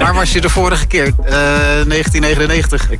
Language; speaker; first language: Dutch; native; Dutch